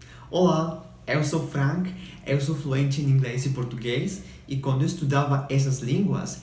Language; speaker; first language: Portuguese; non-native, fluent; Spanish